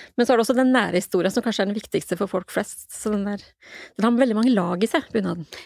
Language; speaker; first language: Norwegian; native; Norwegian